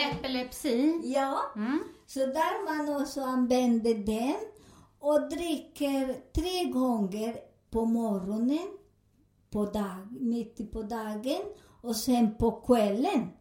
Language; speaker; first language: Swedish; non-native, learner; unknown